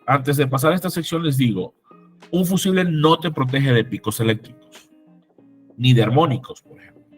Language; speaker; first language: Spanish; native; Spanish